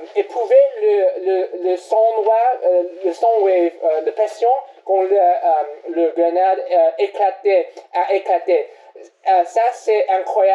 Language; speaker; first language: French; non-native, learner; English